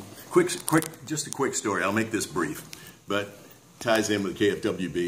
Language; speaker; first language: English; native; English